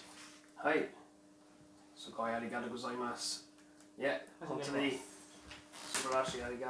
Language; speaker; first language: Japanese; non-native, learner; English